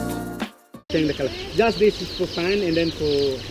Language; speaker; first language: English; non-native, learner; Balinese